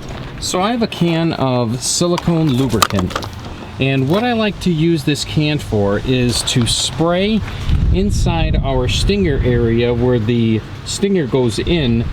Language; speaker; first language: English; native; English